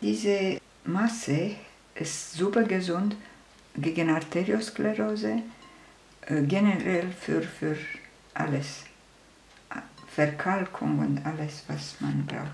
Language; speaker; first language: German; non-native, fluent; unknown